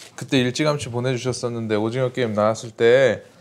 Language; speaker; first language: Korean; native; Korean